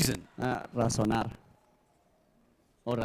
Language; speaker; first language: Spanish; native; Spanish